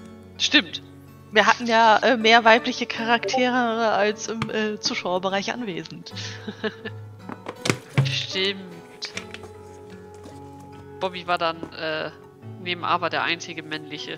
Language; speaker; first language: German; native; German